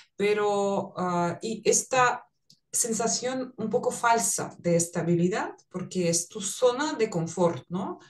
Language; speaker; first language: Spanish; non-native, fluent; Russian